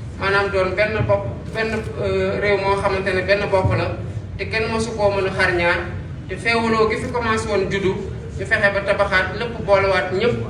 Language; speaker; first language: Wolof; non-native, local second language; Serer